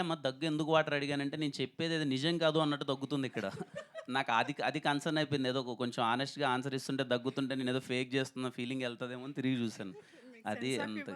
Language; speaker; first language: Telugu; native; Telugu